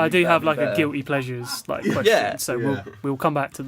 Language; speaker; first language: English; native; English